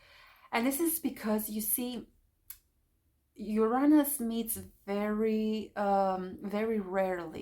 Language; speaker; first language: English; non-native, fluent; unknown